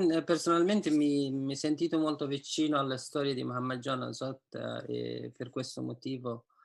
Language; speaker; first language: Italian; non-native, fluent; Persian